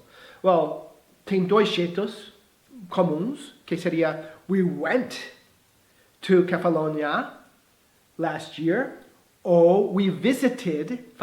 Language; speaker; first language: Portuguese; non-native, fluent; English